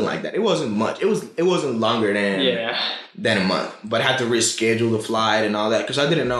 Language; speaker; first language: English; non-native, fluent; Spanish